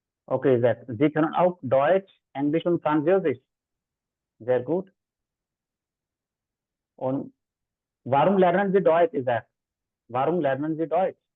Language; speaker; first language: German; non-native, fluent; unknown